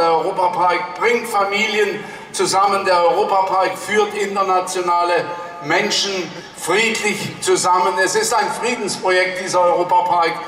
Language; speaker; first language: German; native; German